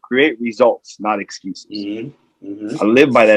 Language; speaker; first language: English; native; English